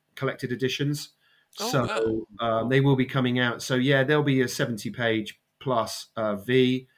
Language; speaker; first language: English; native; English